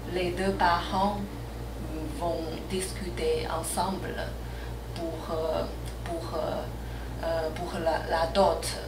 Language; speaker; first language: French; non-native, learner; Chinese